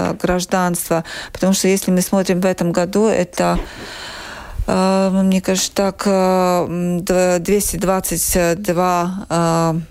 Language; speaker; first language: Russian; non-native, local second language; Latvian